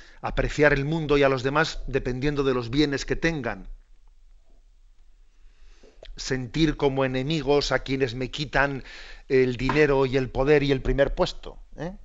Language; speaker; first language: Spanish; native; Spanish